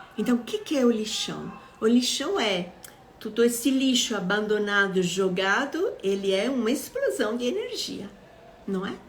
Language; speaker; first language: Portuguese; non-native, fluent; Italian